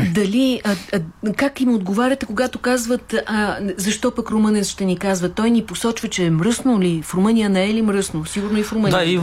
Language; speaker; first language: Bulgarian; native; Bulgarian